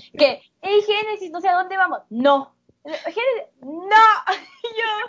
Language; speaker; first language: Spanish; native; Spanish